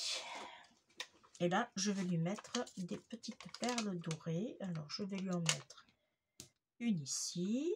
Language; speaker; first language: French; native; French